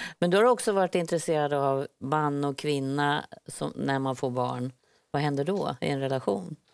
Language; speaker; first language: Swedish; native; Swedish